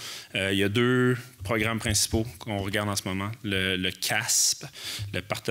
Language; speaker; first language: French; native; French